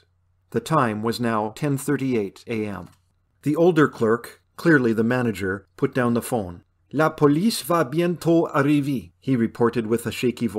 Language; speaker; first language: English; native; English